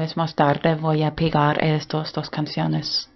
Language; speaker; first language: Spanish; non-native, fluent; German